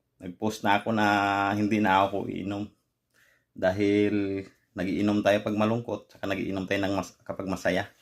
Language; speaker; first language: Filipino; native; Filipino